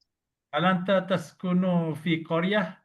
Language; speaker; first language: Arabic; non-native, learner; Malay